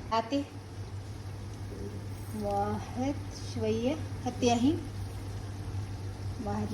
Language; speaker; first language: Arabic; non-native, learner; Urdu